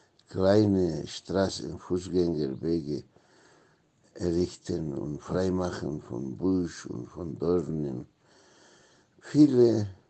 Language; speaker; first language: German; non-native, fluent; Spanish